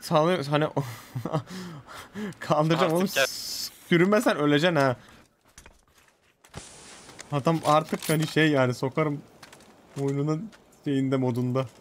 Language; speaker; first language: Turkish; native; Turkish